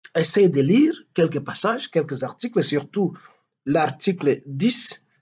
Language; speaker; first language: French; non-native, local second language; Swahili